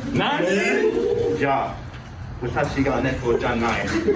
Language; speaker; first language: Japanese; non-native, learner; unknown